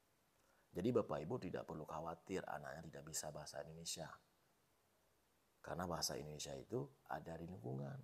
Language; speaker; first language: Indonesian; non-native, local second language; Achinese